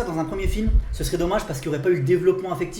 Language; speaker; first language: French; native; French